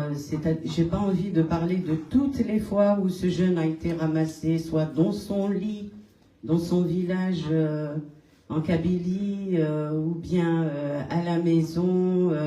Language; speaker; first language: French; non-native, local second language; Kabyle